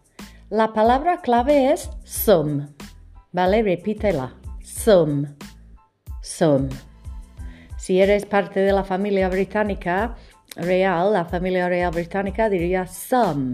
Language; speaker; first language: Spanish; non-native, fluent; English